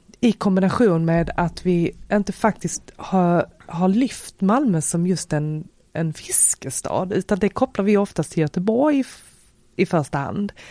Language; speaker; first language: Swedish; native; Swedish